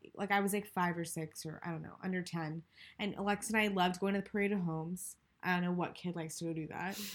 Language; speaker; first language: English; native; English